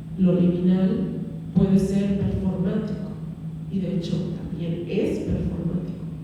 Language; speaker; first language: Spanish; native; Spanish